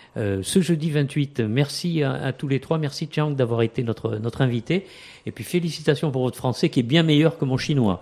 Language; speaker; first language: French; native; French